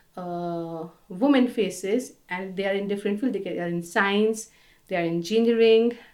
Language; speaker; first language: English; non-native, local second language; Hindi